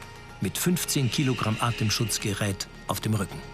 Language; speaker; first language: German; native; German